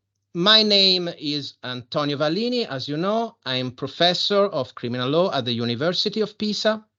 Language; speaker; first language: English; non-native, fluent; Italian